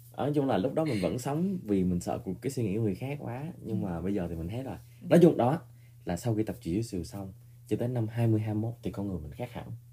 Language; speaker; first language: Vietnamese; early bilingual, heritage; Vietnamese